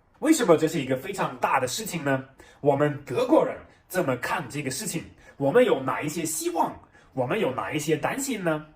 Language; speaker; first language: Chinese; non-native, fluent; German